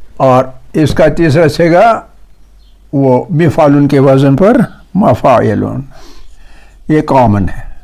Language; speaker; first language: Urdu; native; Urdu